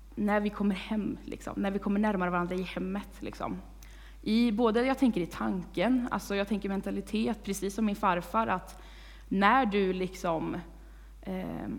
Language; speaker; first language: Swedish; native; Swedish